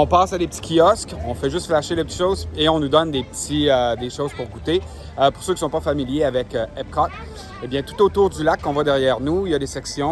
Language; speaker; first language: French; native; French